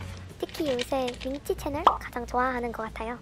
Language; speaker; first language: Korean; non-native, learner; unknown